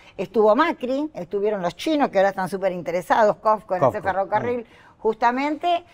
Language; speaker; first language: Spanish; native; Spanish